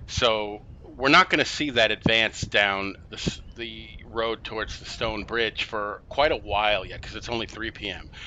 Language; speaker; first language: English; native; English